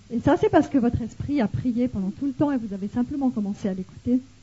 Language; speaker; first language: French; native; French